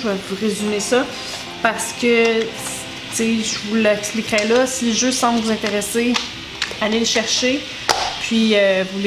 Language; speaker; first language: French; native; French